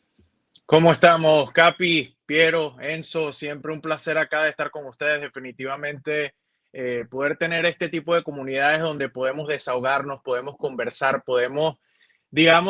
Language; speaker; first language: Spanish; native; Spanish